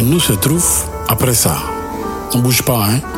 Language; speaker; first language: French; non-native, fluent; Spanish